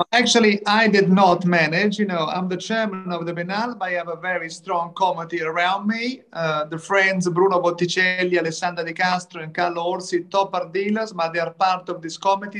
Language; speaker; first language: English; early bilingual, other home language; Italian